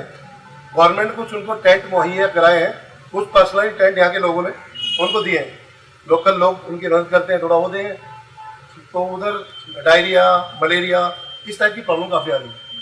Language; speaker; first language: Hindi; native; Hindi